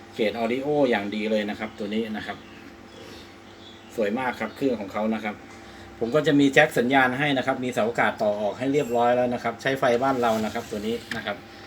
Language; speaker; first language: Thai; native; Thai